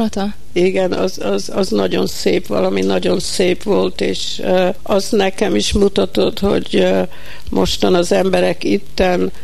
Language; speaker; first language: Hungarian; early bilingual, heritage; Hungarian